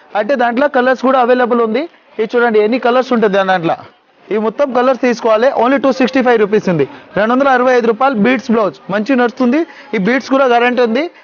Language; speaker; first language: Telugu; non-native, local second language; Urdu